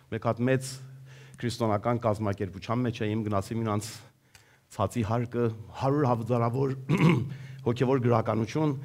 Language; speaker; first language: Armenian; early bilingual, heritage; Armenian